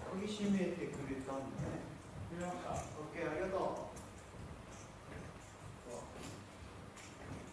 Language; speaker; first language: Japanese; native; Japanese